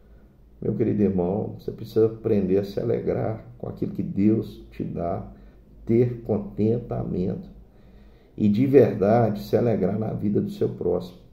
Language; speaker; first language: Portuguese; native; Portuguese